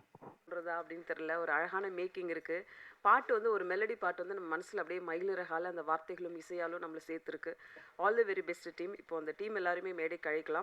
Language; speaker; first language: Tamil; native; Tamil